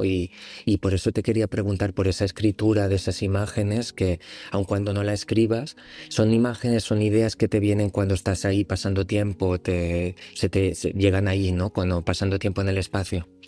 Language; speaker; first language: Spanish; native; Spanish